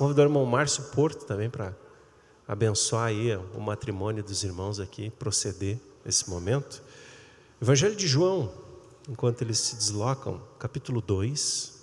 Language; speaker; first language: Portuguese; native; Portuguese